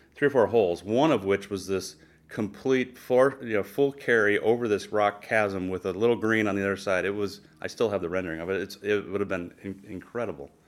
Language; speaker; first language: English; native; English